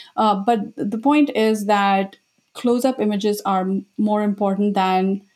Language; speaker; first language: English; non-native, local second language; Hindi